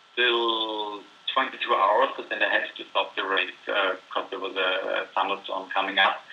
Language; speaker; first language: English; non-native, fluent; German